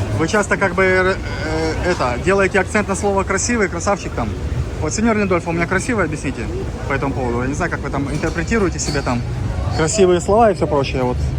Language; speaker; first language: Russian; native; Russian